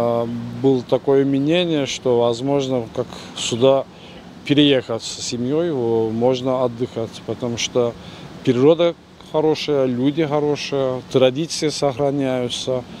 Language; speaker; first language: Russian; non-native, fluent; Turkish